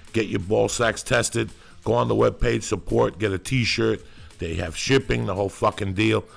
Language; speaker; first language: English; native; English